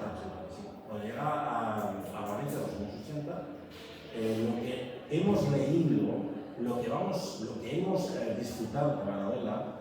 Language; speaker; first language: Spanish; native; Spanish